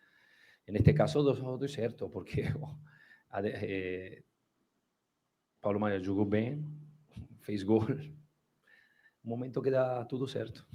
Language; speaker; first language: Portuguese; non-native, fluent; Spanish